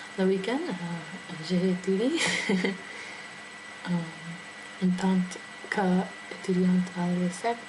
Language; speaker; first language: French; non-native, learner; English